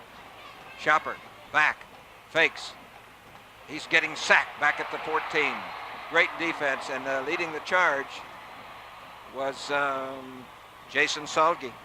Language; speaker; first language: English; native; English